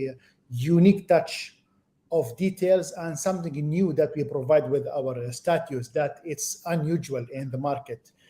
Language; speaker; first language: English; non-native, fluent; Arabic